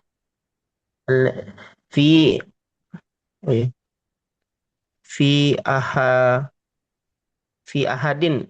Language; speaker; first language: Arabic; non-native, learner; Indonesian